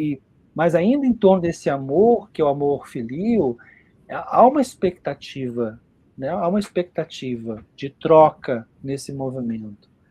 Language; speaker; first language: Portuguese; native; Portuguese